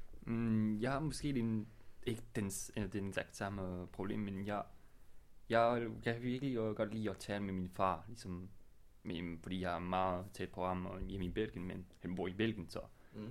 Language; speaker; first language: Danish; non-native, learner; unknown